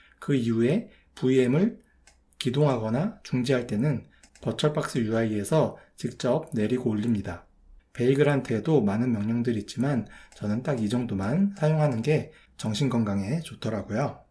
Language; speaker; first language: Korean; native; Korean